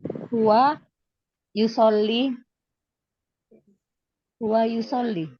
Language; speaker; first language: Arabic; non-native, learner; Indonesian